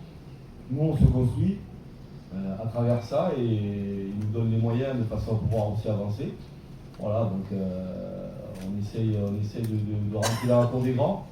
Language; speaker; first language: French; native; French